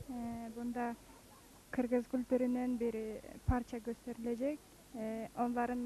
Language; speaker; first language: Turkish; non-native, learner; Kyrgyz